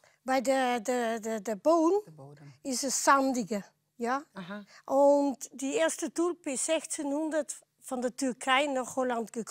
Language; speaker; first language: German; non-native, fluent; Dutch